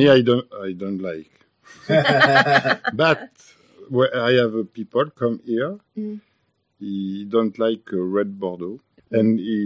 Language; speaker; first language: English; non-native, learner; French